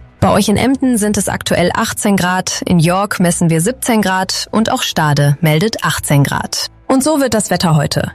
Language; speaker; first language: German; native; German